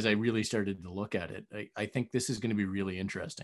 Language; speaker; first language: English; native; English